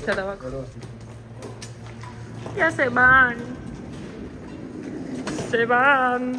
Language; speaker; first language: Spanish; native; Spanish